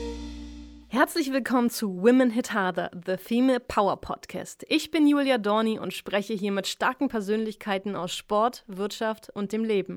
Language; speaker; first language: German; native; German